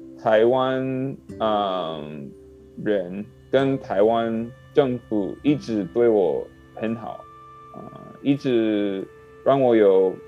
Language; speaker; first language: Chinese; non-native, learner; English